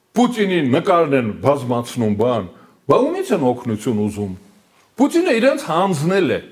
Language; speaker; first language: Armenian; native; Armenian